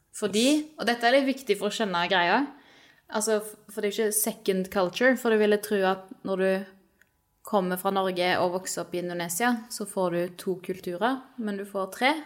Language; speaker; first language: Norwegian; native; Norwegian